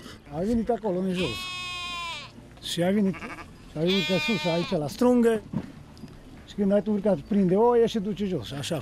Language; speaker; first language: Romanian; non-native, local second language; Hungarian